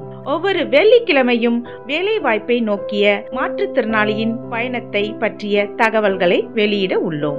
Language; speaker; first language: Tamil; native; Tamil